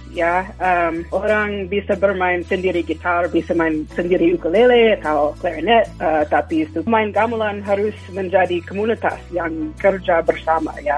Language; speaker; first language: Indonesian; non-native, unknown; English